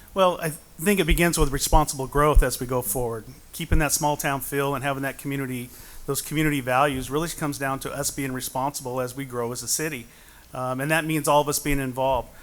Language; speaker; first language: English; native; English